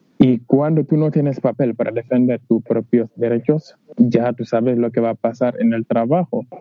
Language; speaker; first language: Spanish; non-native, learner; Wolof